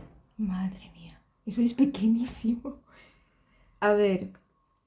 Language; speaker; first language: Spanish; early bilingual, other home language; Romanian